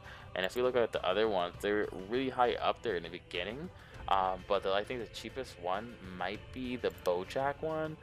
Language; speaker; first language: English; native; English